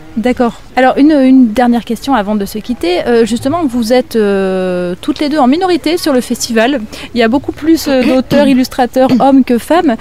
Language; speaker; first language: French; native; French